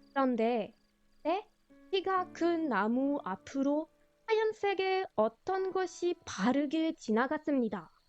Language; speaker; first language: Korean; non-native, fluent; French